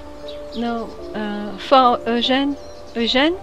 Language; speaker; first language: English; non-native, learner; French